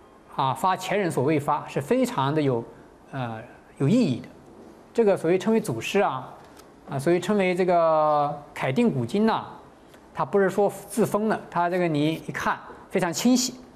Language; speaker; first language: Chinese; native; Chinese